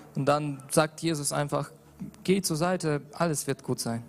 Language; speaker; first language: German; non-native, learner; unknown